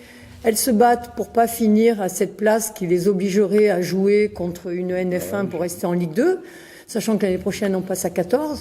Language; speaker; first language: French; native; French